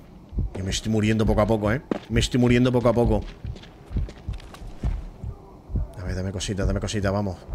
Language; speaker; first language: Spanish; native; Spanish